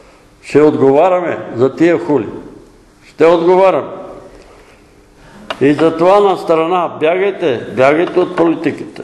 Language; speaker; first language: Bulgarian; native; Bulgarian